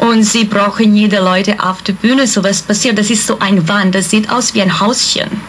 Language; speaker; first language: German; non-native, fluent; Hungarian